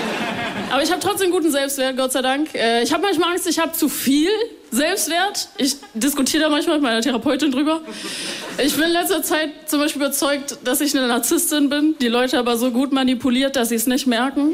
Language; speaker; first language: German; early bilingual, other home language; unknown